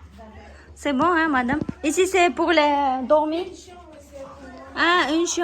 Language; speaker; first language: French; non-native, learner; Kazakh